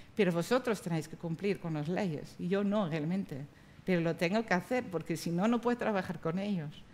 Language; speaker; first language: Spanish; non-native, fluent; Dutch